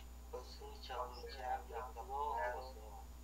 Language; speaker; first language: Korean; non-native, learner; Vietnamese